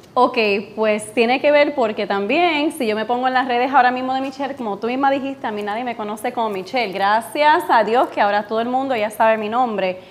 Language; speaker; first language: Spanish; native; Spanish